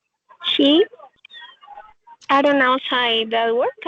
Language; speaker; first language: English; non-native, learner; Spanish